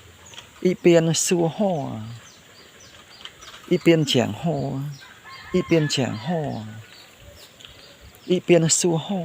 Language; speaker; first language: Chinese; non-native, learner; Khmer